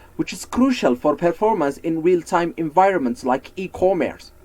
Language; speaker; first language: English; non-native, local second language; Amharic